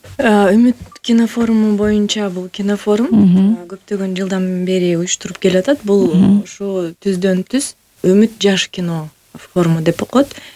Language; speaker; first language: Kyrgyz; native; Kyrgyz